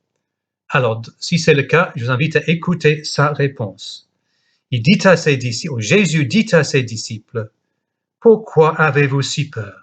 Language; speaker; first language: French; non-native, fluent; English